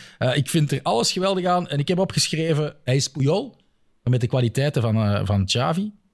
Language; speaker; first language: Dutch; native; Dutch